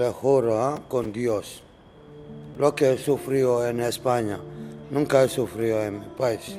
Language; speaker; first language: Spanish; non-native, learner; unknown